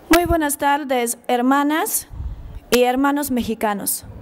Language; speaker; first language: Spanish; non-native, fluent; Ukrainian